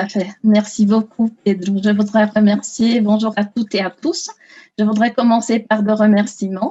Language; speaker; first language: French; non-native, fluent; Portuguese